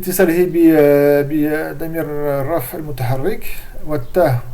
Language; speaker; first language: Arabic; non-native, fluent; French